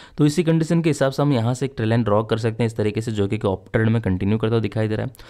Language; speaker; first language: Hindi; native; Hindi